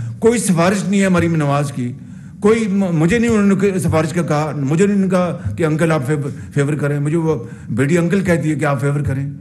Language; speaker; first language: Urdu; non-native, local second language; Punjabi